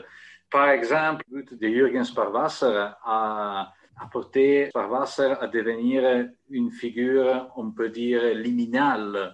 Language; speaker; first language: French; non-native, fluent; Italian